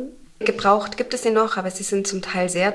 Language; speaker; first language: German; native; German